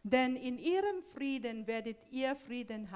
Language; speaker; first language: German; non-native, fluent; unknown